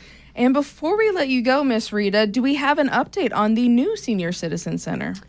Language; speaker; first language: English; native; English